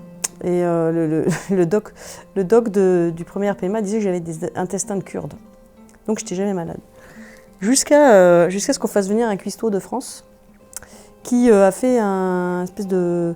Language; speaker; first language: French; native; French